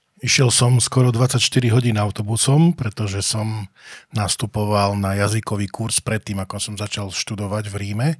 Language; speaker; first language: Slovak; native; Slovak